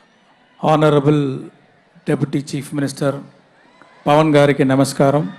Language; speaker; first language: Telugu; non-native, local second language; Tamil